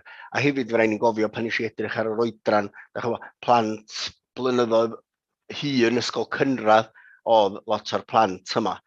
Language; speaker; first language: Welsh; native; Welsh